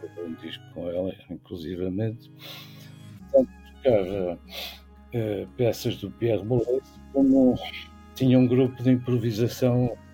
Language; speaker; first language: Portuguese; native; Portuguese